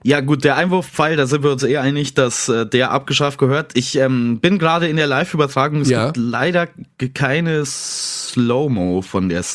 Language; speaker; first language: German; native; German